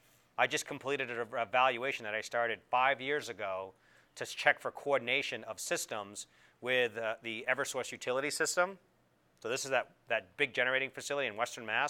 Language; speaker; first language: English; native; English